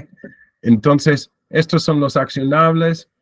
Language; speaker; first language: Spanish; non-native, fluent; English